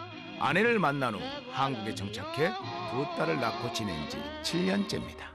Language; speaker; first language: Korean; native; Korean